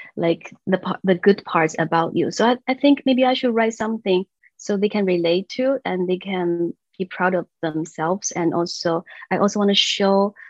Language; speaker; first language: English; non-native, fluent; Chinese